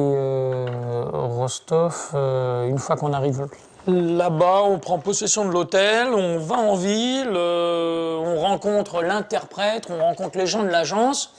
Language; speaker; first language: French; native; French